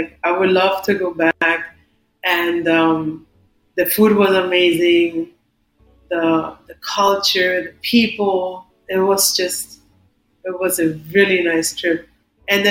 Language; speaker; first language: English; non-native, fluent; German